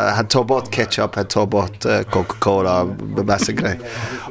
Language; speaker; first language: Swedish; non-native, learner; English